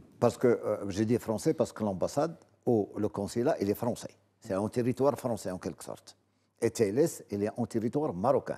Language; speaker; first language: French; non-native, local second language; Arabic